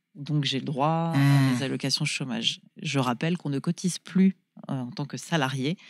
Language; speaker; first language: French; native; French